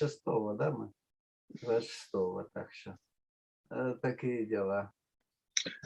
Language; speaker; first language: Russian; native; Russian